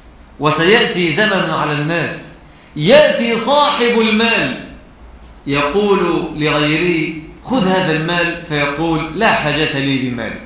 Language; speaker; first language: Arabic; native; Arabic